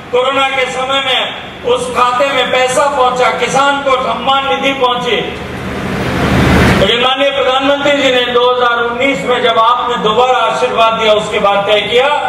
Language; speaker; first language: Hindi; native; Hindi